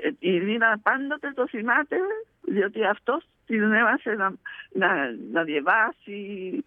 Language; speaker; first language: Greek; early bilingual, heritage; Greek